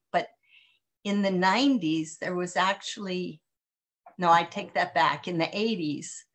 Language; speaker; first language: English; native; English